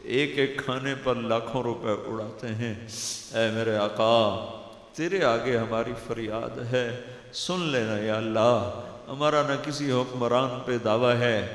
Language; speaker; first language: Urdu; non-native, local second language; Punjabi